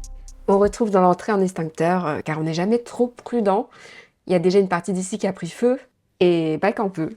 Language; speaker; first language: French; native; French